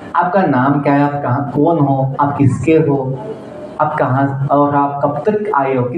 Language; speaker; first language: Hindi; non-native, local second language; Marathi